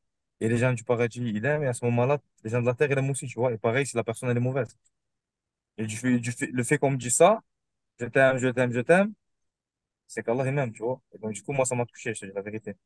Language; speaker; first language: French; native; French